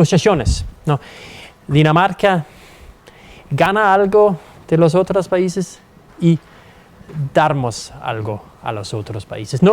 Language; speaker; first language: Spanish; non-native, fluent; Danish